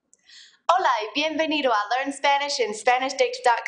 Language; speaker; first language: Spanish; non-native, fluent; English